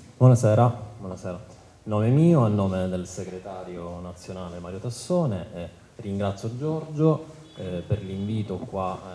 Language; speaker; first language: Italian; native; Italian